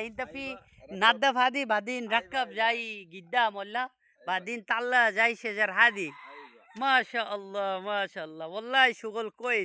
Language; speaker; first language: Arabic; non-native, learner; Bangla